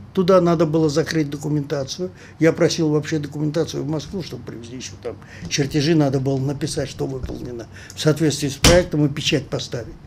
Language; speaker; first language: Russian; native; Russian